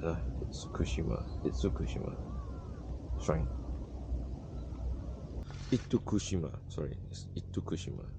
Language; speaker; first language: English; non-native, local second language; Chinese